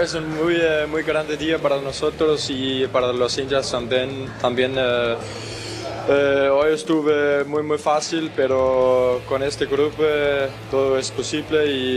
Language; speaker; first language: Spanish; non-native, learner; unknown